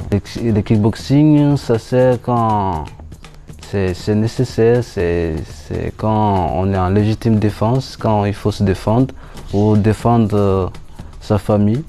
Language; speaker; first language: French; non-native, local second language; Malagasy